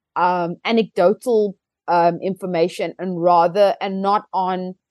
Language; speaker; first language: English; native; English